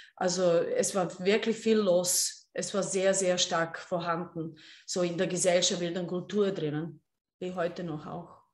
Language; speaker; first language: German; non-native, fluent; Serbian